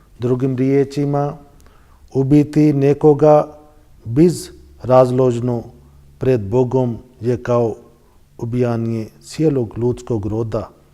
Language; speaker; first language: Bosnian; non-native, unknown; Urdu